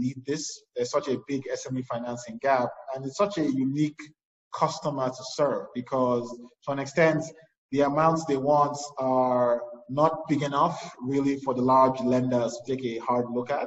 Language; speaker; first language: English; non-native, local second language; Yoruba